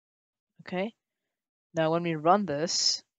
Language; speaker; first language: English; native; English